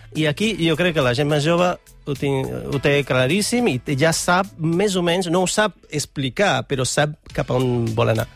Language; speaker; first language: Catalan; non-native, fluent; Italian